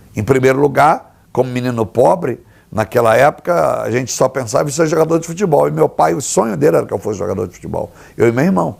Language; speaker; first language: Portuguese; native; Portuguese